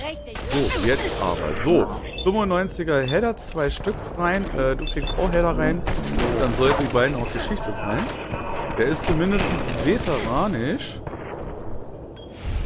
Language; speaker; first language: German; native; German